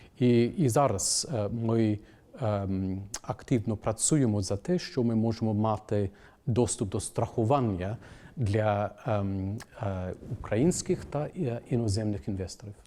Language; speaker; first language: Ukrainian; non-native, fluent; English